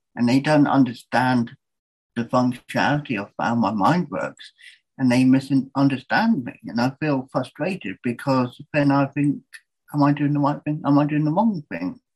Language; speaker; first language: English; native; English